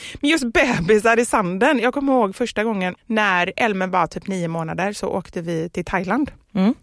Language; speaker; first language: Swedish; native; Swedish